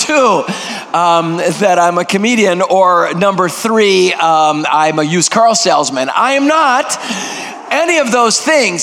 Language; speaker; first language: English; non-native, fluent; Greek